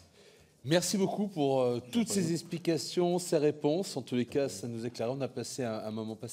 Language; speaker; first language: French; native; French